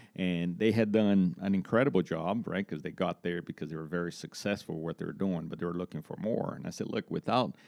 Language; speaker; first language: English; non-native, fluent; Portuguese